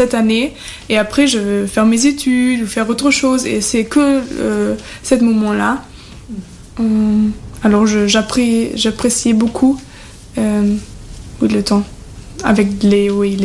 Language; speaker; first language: French; non-native, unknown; German